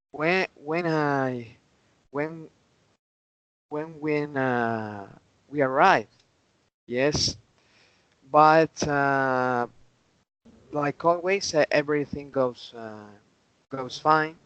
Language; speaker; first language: English; non-native, learner; Spanish